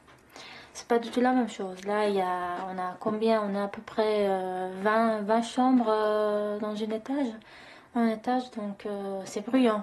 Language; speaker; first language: French; non-native, learner; Persian